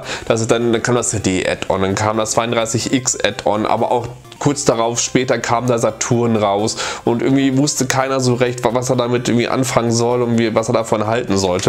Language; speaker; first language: German; native; German